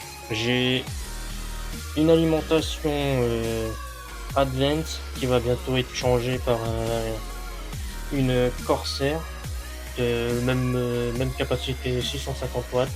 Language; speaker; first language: French; native; French